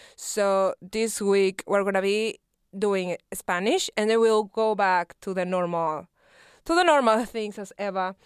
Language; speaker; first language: English; non-native, fluent; Spanish